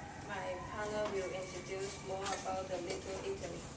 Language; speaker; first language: English; non-native, learner; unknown